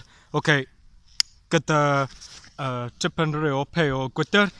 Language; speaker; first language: Welsh; non-native, learner; English